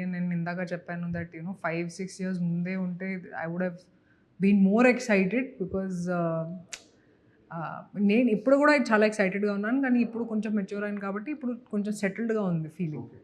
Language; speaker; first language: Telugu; non-native, fluent; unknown